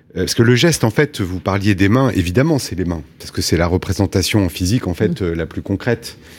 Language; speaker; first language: French; native; French